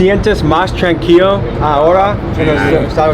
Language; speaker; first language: Spanish; non-native, learner; English